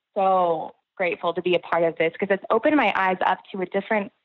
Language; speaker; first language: English; native; English